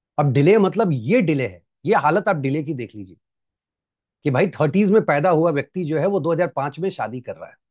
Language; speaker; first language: Hindi; native; Hindi